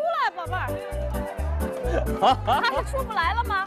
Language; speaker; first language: Chinese; native; Chinese